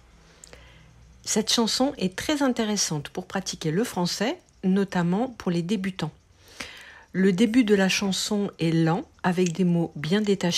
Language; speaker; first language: French; native; French